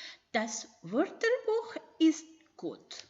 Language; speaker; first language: German; non-native, fluent; Indonesian